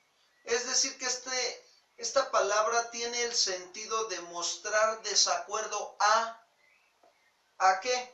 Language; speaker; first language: Spanish; native; Spanish